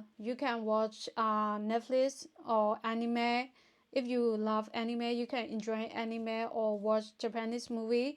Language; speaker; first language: English; non-native, fluent; Burmese